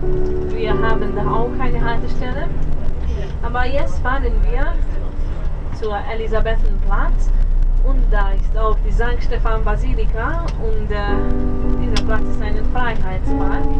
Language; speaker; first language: German; non-native, fluent; Hungarian